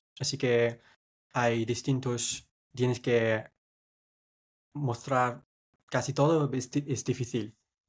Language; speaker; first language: Spanish; non-native, fluent; English